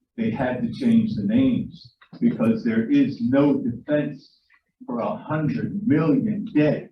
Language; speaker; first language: English; native; English